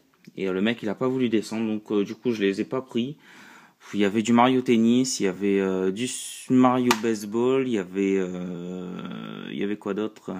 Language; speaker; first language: French; native; French